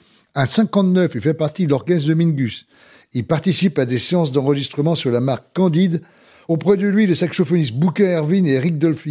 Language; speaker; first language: French; native; French